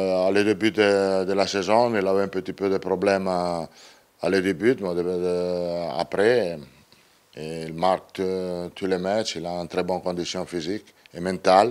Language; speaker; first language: French; non-native, learner; Italian